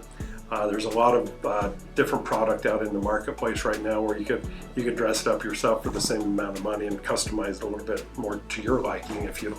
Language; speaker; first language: English; native; English